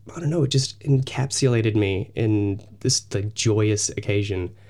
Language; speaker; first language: English; native; English